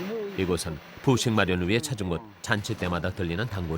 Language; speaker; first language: Korean; native; Korean